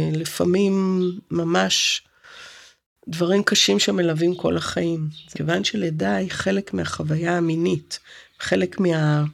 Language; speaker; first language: Hebrew; native; Hebrew